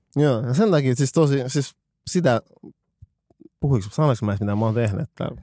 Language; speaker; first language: Finnish; early bilingual, other home language; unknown